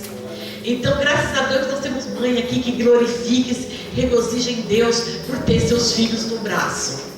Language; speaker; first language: Portuguese; native; Portuguese